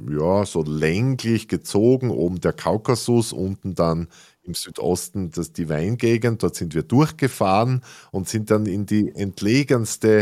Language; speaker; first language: German; native; German